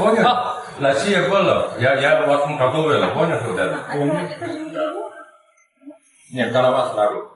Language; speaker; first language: Russian; non-native, fluent; Chinese